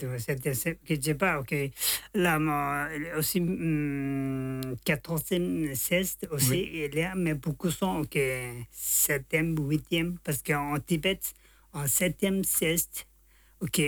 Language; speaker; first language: French; non-native, learner; Tibetan